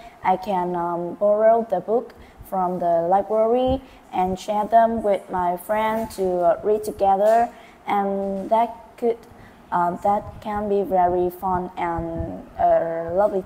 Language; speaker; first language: English; non-native, learner; Vietnamese